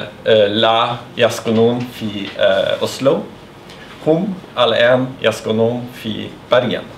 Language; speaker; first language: Arabic; non-native, learner; Norwegian